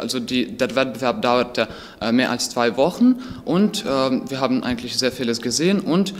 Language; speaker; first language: German; non-native, fluent; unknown